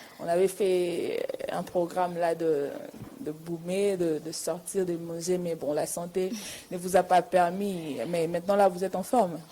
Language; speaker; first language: French; non-native, local second language; Lingala